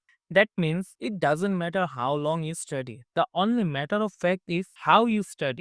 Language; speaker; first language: English; non-native, fluent; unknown